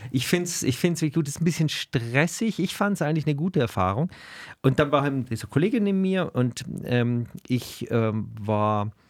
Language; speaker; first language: German; native; German